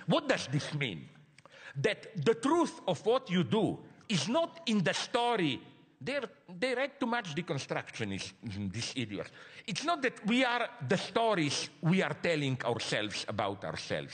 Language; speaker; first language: English; non-native, fluent; Slovenian